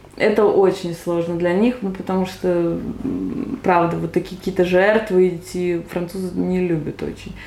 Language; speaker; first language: Russian; native; Russian